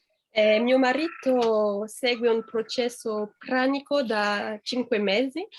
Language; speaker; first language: Italian; non-native, fluent; French